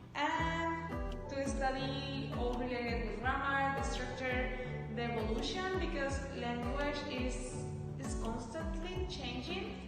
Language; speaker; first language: English; non-native, fluent; Spanish